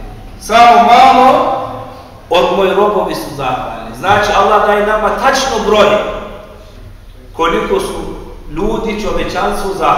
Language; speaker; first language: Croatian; non-native, fluent; Turkish